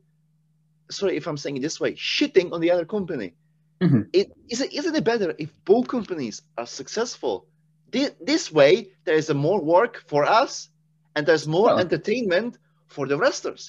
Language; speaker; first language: English; non-native, fluent; Czech